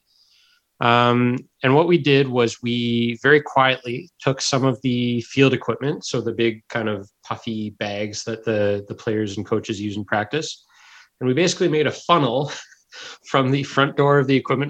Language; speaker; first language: English; native; English